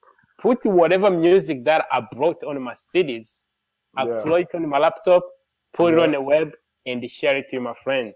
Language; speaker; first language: English; non-native, local second language; Kinyarwanda